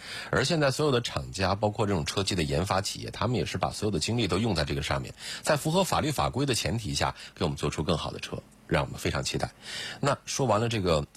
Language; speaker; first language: Chinese; native; Chinese